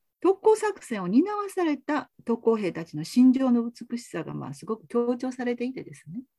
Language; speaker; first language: Japanese; native; Japanese